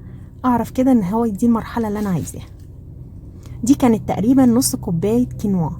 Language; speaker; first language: Arabic; native; Arabic